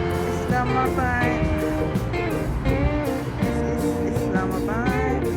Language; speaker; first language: English; non-native, learner; Malay